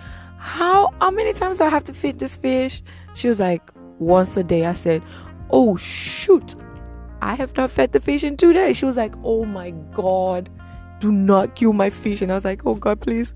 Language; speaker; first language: English; non-native, local second language; Yoruba